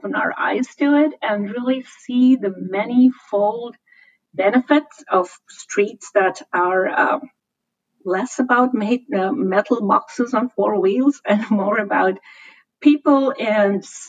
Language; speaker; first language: English; non-native, local second language; Hindi